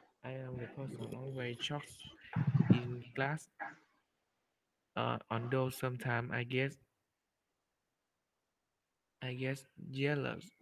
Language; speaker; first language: English; non-native, learner; Vietnamese